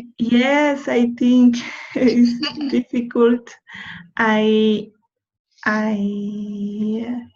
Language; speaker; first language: English; non-native, learner; Spanish